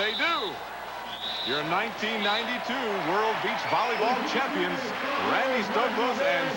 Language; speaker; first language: English; native; English